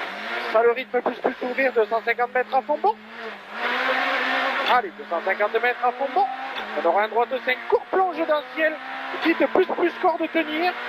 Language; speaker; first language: French; native; French